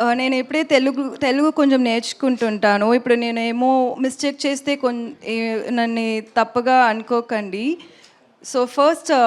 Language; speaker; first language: Telugu; non-native, learner; Tamil